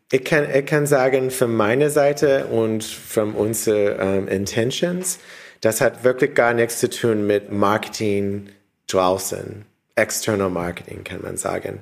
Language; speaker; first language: German; non-native, learner; English